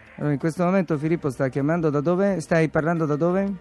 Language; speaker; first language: Italian; native; Italian